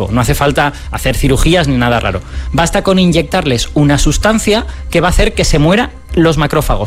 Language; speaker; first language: Spanish; native; Spanish